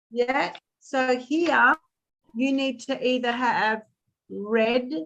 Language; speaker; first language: English; native; English